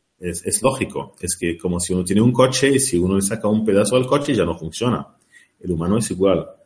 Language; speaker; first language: Spanish; non-native, learner; Arabic